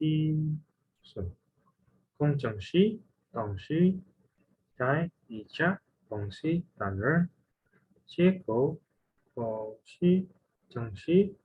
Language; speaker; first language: Chinese; non-native, learner; Indonesian